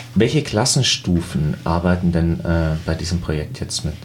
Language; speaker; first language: German; native; German